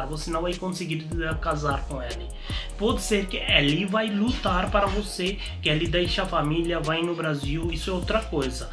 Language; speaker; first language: Portuguese; non-native, learner; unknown